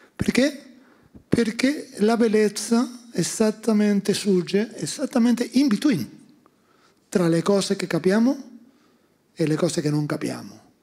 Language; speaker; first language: Italian; non-native, fluent; Spanish